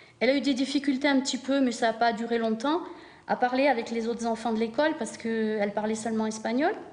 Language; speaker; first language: French; native; French